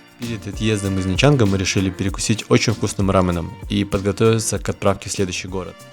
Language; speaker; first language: Russian; native; Russian